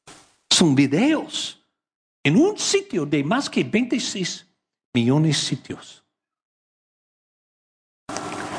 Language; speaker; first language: Spanish; non-native, learner; English